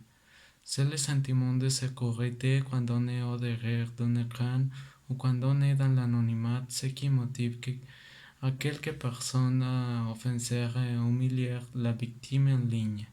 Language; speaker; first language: French; non-native, learner; Spanish